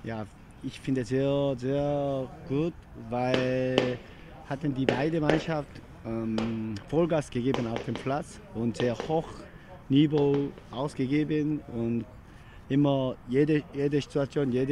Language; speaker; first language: German; non-native, learner; Korean